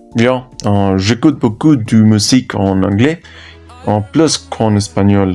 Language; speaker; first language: French; non-native, learner; Spanish